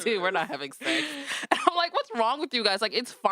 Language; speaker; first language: English; native; English